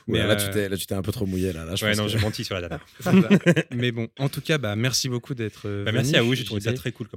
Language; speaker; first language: French; native; French